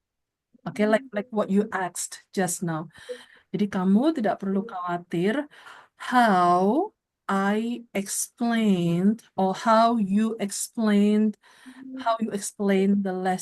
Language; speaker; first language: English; non-native, fluent; Indonesian